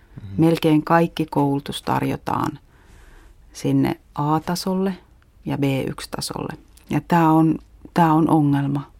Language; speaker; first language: Finnish; native; Finnish